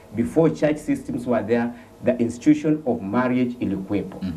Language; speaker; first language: English; non-native, local second language; Swahili